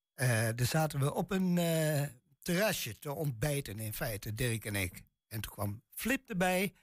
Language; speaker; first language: Dutch; native; Dutch